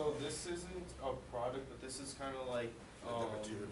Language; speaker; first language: English; native; English